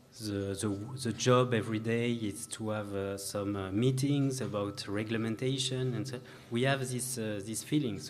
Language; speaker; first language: English; non-native, learner; French